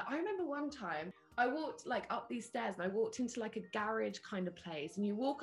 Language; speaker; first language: English; native; English